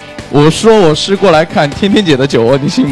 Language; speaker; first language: Chinese; native; Chinese